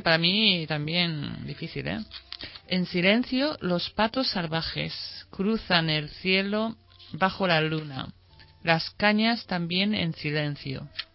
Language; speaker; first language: Spanish; non-native, fluent; Japanese